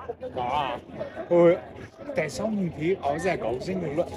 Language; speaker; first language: Vietnamese; non-native, learner; Chinese